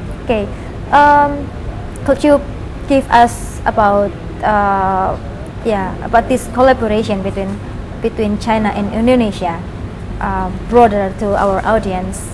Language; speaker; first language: English; non-native, fluent; Indonesian